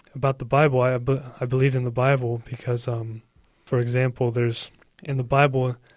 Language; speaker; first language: English; native; English